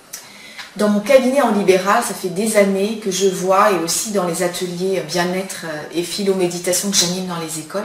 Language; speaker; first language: French; native; French